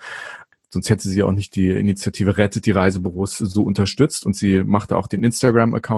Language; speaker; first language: German; native; German